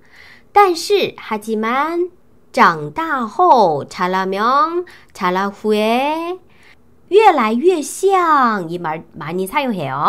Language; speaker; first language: Korean; non-native, fluent; Chinese